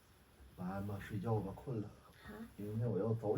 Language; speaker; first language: Chinese; native; Chinese